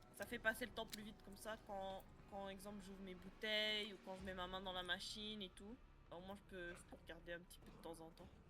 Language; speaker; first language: French; non-native, local second language; Arabic